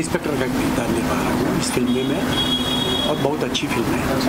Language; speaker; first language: Hindi; non-native, local second language; Gujarati